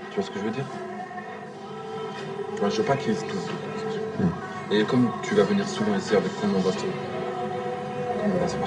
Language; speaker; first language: French; native; French